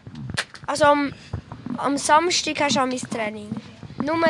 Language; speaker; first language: German; native; German